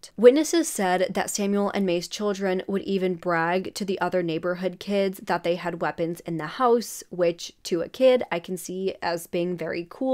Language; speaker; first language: English; native; English